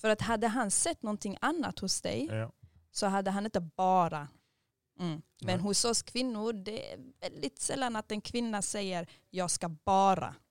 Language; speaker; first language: Swedish; early bilingual, other home language; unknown